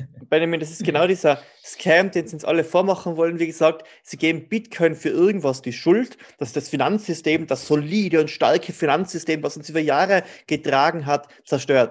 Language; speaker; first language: German; native; German